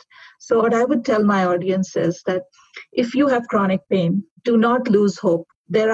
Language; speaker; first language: English; non-native, local second language; Urdu